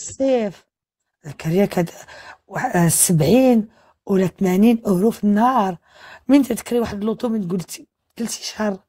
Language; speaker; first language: Arabic; early bilingual, heritage; French